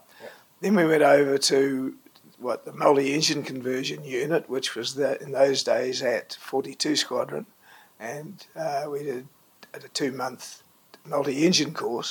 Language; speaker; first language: English; native; English